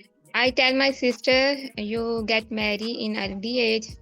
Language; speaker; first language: English; non-native, learner; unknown